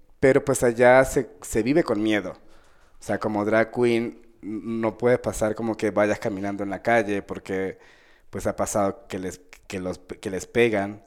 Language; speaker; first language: Spanish; native; Spanish